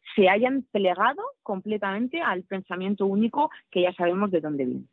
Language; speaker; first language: Spanish; non-native, fluent; Russian